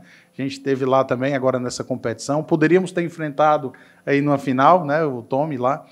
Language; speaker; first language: Portuguese; native; Portuguese